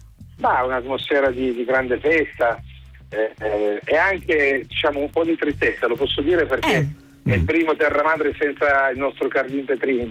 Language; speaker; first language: Italian; native; Italian